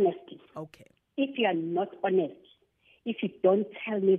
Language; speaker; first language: English; non-native, local second language; Zulu